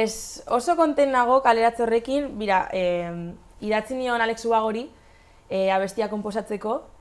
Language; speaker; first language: Basque; non-native, local second language; Spanish